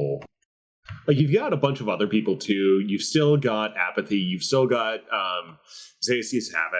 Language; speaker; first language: English; native; English